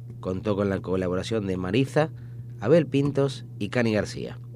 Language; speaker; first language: Spanish; native; Spanish